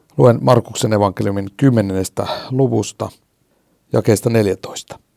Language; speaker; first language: Finnish; native; Finnish